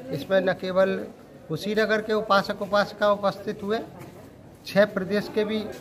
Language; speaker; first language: Hindi; native; Hindi